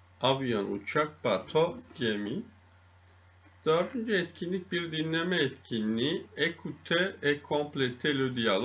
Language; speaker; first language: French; non-native, fluent; Turkish